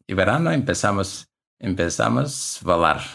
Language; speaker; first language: Spanish; non-native, learner; Russian